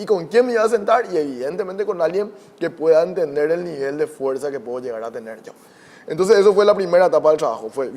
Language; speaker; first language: Spanish; native; Spanish